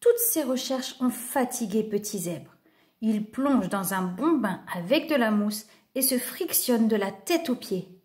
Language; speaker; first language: French; native; French